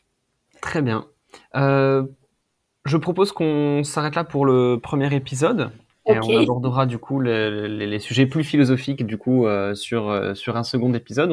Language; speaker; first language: French; native; French